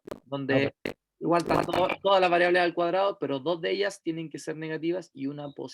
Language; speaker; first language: Spanish; native; Spanish